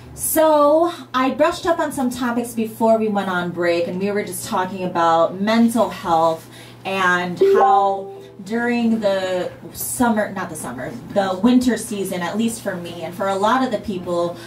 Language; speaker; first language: English; native; English